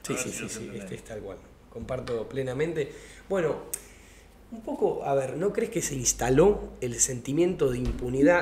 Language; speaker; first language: Spanish; native; Spanish